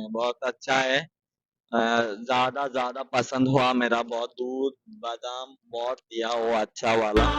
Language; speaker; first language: Hindi; non-native, learner; Bangla